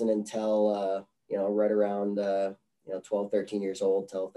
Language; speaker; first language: English; native; English